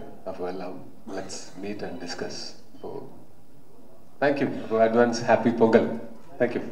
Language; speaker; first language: Tamil; non-native, learner; Malayalam